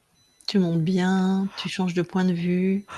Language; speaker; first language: French; native; French